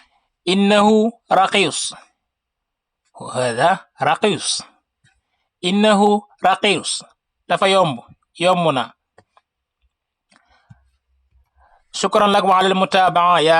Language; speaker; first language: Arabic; non-native, fluent; Wolof